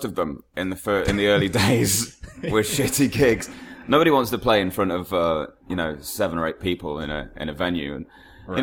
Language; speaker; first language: English; native; English